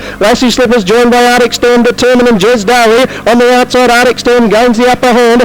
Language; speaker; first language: English; native; English